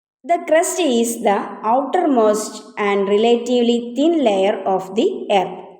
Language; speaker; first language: English; non-native, local second language; Malayalam